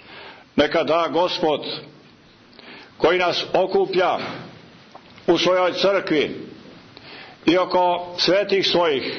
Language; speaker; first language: Croatian; native; Croatian